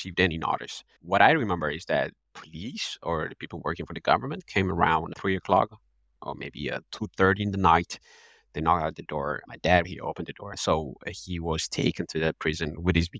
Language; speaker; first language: English; non-native, fluent; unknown